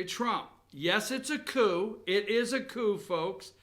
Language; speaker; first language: English; native; English